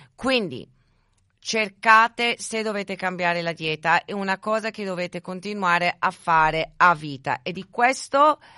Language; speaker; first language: Italian; early bilingual, other home language; English